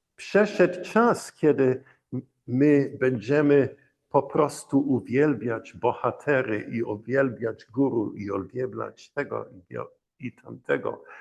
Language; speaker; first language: Polish; early bilingual, heritage; Polish